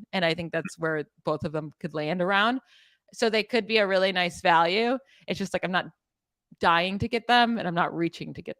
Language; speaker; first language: English; native; English